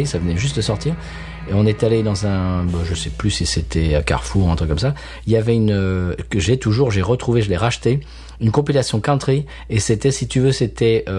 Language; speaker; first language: French; native; French